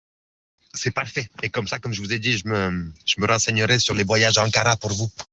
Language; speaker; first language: French; native; French